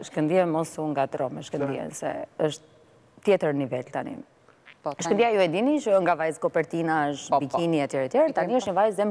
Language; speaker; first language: Albanian; native; Albanian